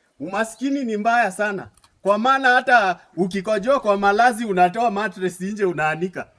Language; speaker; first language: Swahili; native; Swahili